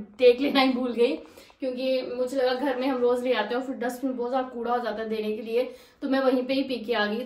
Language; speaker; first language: Hindi; native; Hindi